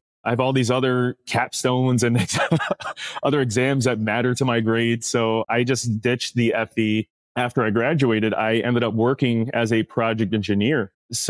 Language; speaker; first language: English; native; English